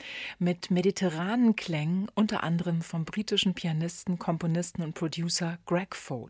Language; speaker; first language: German; native; German